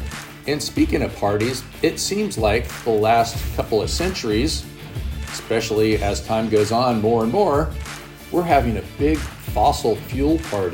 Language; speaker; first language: English; native; English